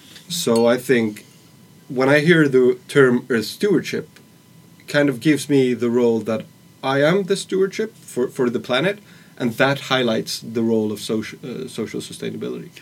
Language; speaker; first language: English; non-native, fluent; Swedish